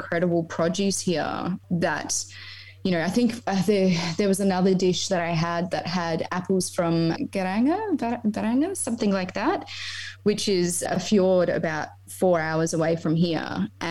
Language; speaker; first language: English; native; English